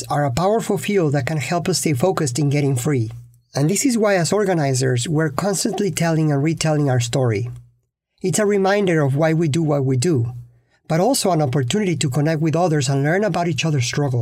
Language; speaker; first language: English; non-native, fluent; Spanish